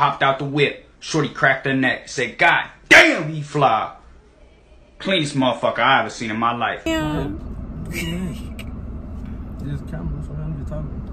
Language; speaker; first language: English; native; English